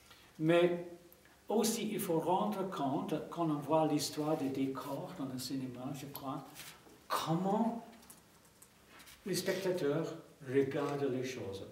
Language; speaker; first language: French; non-native, fluent; English